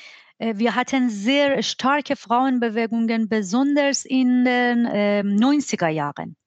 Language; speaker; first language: German; non-native, fluent; Persian